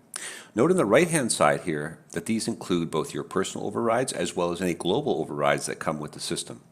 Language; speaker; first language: English; native; English